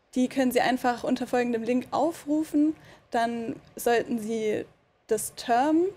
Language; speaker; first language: German; native; German